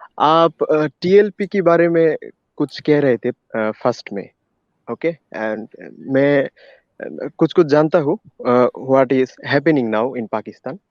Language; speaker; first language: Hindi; non-native, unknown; Bangla